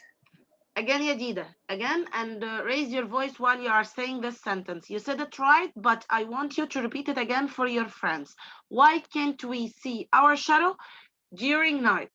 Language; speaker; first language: English; non-native, fluent; Arabic